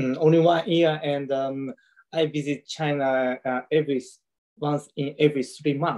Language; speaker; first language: English; non-native, learner; Japanese